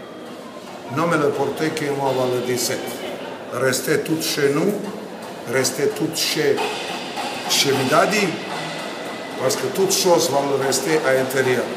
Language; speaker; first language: French; non-native, learner; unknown